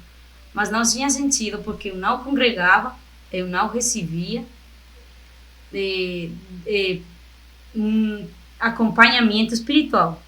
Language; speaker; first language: Portuguese; non-native, fluent; Spanish